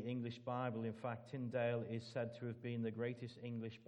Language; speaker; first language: English; native; English